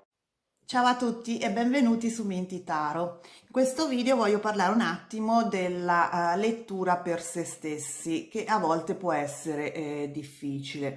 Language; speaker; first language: Italian; native; Italian